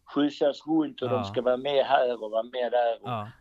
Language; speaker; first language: Swedish; native; Swedish